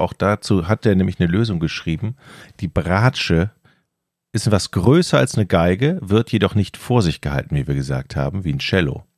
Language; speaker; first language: German; native; German